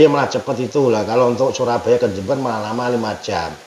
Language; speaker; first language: Indonesian; non-native, local second language; Javanese